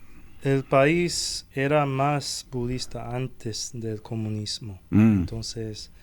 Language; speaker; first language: Spanish; non-native, fluent; Chinese